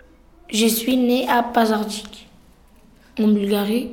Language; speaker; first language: French; early bilingual, other home language; Romany